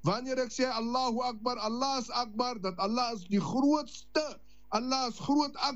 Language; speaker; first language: Dutch; non-native, learner; Afrikaans